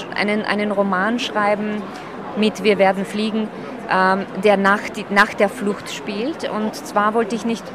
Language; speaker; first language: German; early bilingual, other home language; Slovak